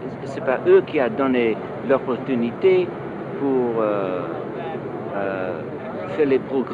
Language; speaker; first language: French; non-native, fluent; English